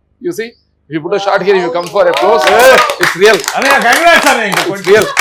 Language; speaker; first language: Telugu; non-native, learner; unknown